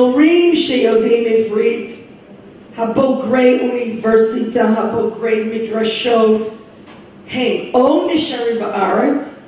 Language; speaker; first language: Hebrew; non-native, fluent; English